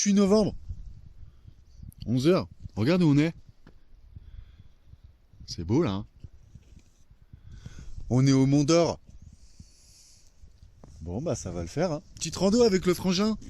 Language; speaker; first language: French; native; French